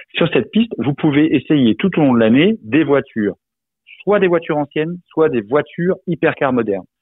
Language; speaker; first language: French; native; French